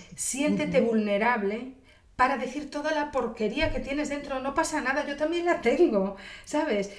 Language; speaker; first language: Spanish; native; Spanish